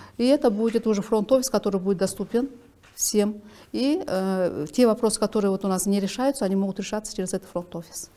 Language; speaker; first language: Russian; native; Russian